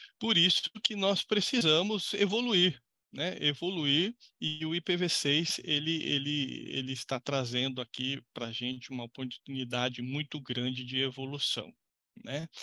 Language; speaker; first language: Portuguese; native; Portuguese